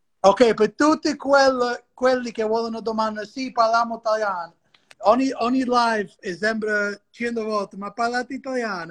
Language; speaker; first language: Italian; early bilingual, other home language; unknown